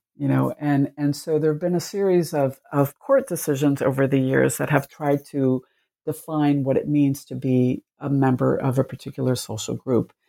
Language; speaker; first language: English; early bilingual, other home language; Spanish